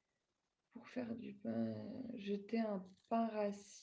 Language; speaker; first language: French; native; French